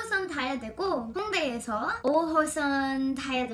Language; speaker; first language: Korean; non-native, learner; English